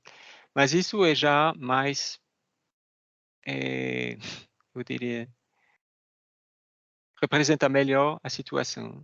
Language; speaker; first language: Portuguese; non-native, fluent; French